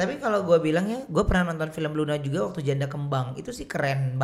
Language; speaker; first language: Indonesian; native; Indonesian